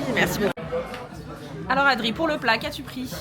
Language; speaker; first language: French; native; French